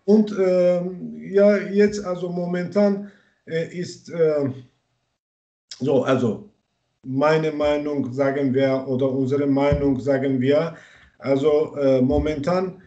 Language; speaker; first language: German; non-native, learner; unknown